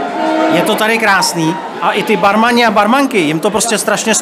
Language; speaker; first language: Czech; native; Czech